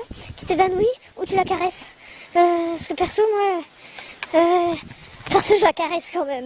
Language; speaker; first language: French; native; French